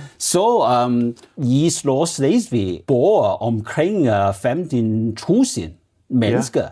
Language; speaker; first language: Danish; non-native, learner; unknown